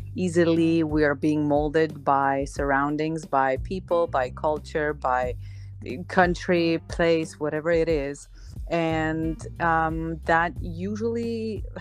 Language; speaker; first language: English; non-native, fluent; Slovenian